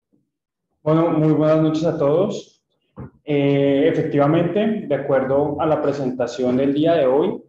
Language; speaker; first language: Spanish; native; Spanish